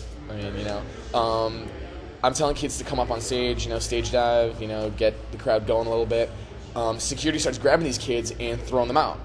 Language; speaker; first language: English; native; English